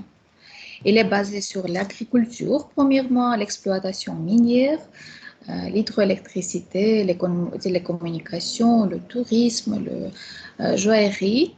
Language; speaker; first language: French; non-native, fluent; Armenian